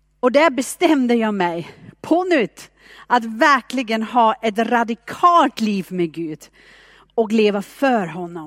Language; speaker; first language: Swedish; non-native, fluent; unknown